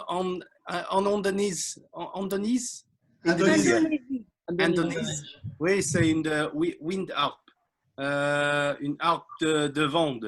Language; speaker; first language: French; non-native, learner; English